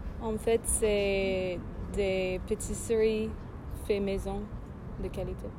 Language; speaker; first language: French; non-native, fluent; English